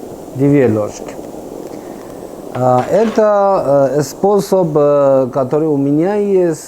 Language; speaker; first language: Russian; non-native, fluent; Persian